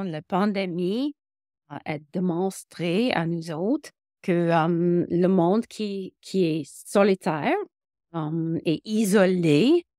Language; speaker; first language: French; non-native, local second language; English